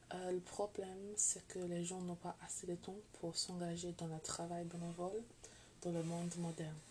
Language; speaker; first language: French; non-native, learner; English